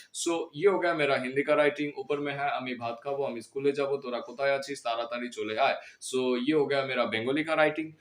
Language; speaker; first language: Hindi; non-native, local second language; Bangla